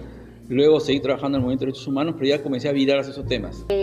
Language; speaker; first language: Spanish; native; Spanish